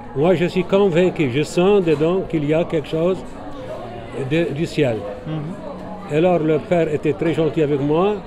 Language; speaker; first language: French; non-native, local second language; Arabic